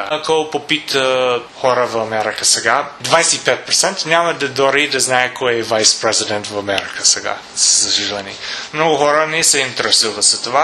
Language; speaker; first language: Bulgarian; non-native, learner; English